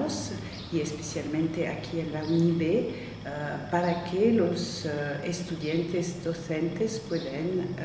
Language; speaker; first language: Spanish; non-native, fluent; French